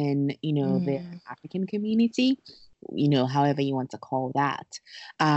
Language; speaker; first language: English; non-native, local second language; Akan